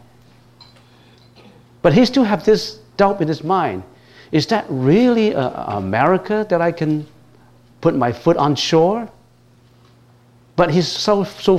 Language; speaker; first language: English; non-native, local second language; Cantonese